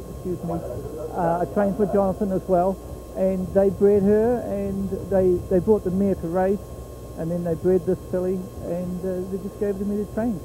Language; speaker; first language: English; native; English